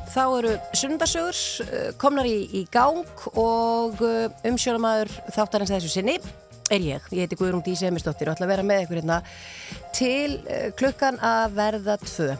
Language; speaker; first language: Icelandic; native; Icelandic